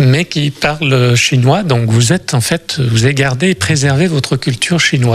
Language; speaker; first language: French; native; French